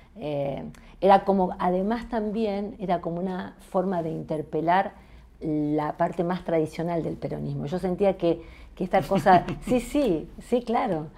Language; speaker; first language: Spanish; native; Spanish